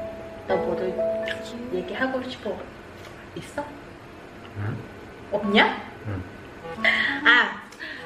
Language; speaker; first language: Korean; non-native, learner; Vietnamese